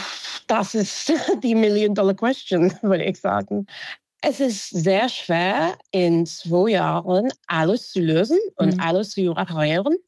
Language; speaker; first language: German; non-native, fluent; English